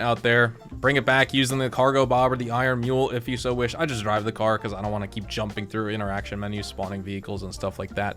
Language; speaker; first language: English; native; English